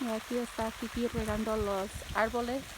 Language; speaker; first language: Spanish; non-native, learner; English